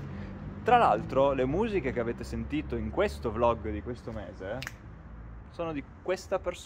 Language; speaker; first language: Italian; native; Italian